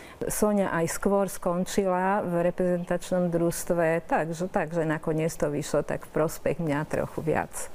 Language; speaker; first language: Slovak; native; Slovak